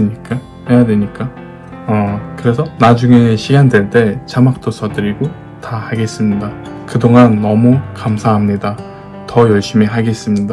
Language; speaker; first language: Korean; non-native, fluent; Uzbek